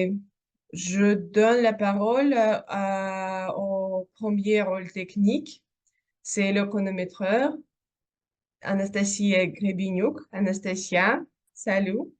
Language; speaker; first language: French; non-native, fluent; Russian